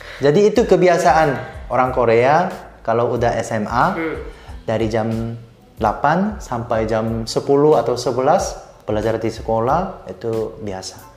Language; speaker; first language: Indonesian; non-native, fluent; Korean